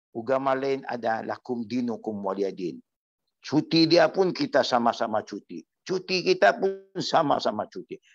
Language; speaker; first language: Malay; non-native, local second language; Chinese